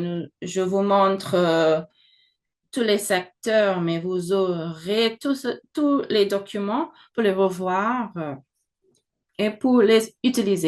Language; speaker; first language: French; non-native, fluent; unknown